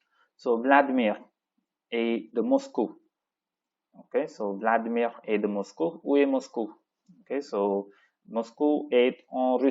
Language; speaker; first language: French; non-native, fluent; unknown